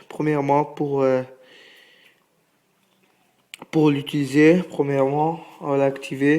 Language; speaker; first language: French; non-native, fluent; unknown